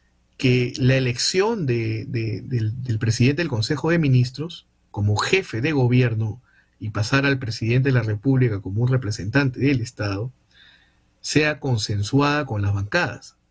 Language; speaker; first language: Spanish; native; Spanish